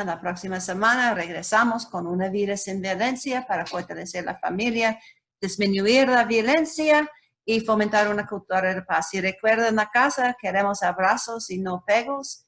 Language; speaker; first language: Spanish; non-native, learner; English